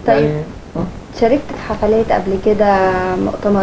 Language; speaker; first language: Arabic; native; Arabic